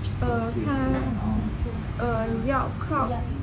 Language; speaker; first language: Chinese; non-native, learner; Khmer